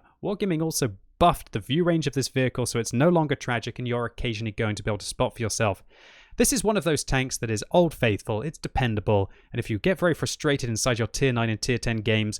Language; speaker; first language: English; native; English